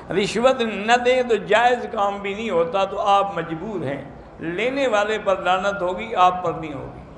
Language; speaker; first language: Urdu; native; Urdu